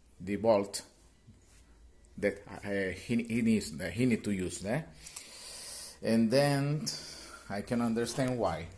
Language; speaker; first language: English; non-native, learner; Spanish